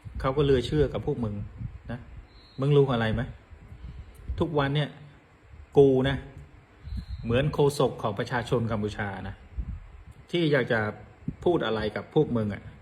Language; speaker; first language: Thai; non-native, fluent; Khmer